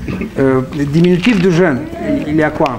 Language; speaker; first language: French; non-native, fluent; Romanian